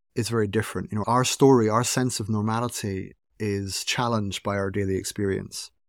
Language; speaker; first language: English; native; English